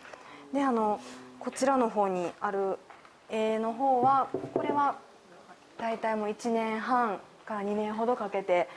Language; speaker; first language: Japanese; native; Japanese